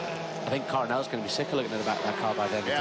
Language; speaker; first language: English; native; English